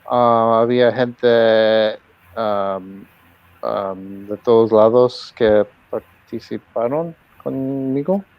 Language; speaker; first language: Spanish; early bilingual, heritage; Spanish